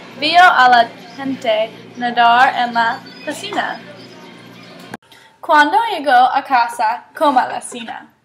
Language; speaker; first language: Spanish; non-native, learner; English